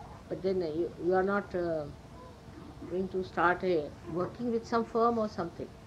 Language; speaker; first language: English; non-native, local second language; Marathi